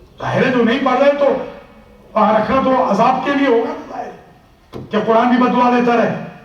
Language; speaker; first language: Urdu; non-native, local second language; Punjabi